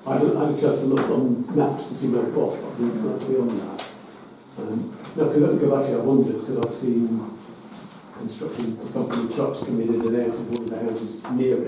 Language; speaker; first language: English; native; English